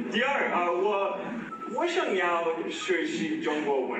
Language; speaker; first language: Chinese; non-native, learner; English